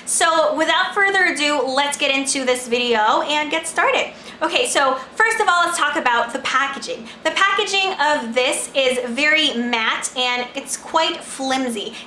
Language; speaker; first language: English; non-native, local second language; Filipino